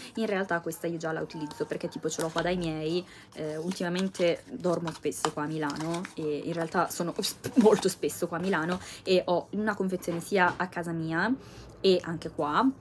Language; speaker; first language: Italian; native; Italian